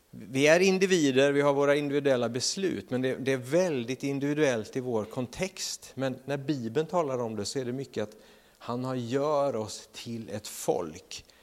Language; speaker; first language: Swedish; native; Swedish